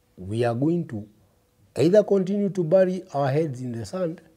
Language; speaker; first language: English; early bilingual, other home language; Kikuyu